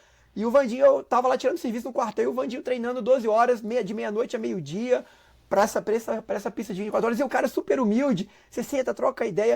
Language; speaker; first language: Portuguese; native; Portuguese